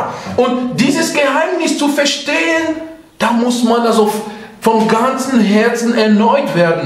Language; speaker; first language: German; non-native, fluent; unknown